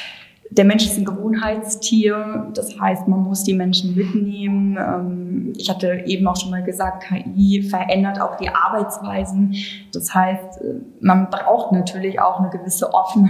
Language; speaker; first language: German; native; German